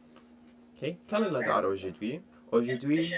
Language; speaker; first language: French; non-native, fluent; English